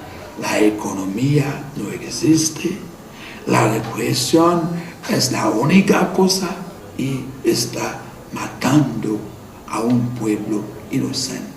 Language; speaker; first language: Spanish; non-native, fluent; Haitian Creole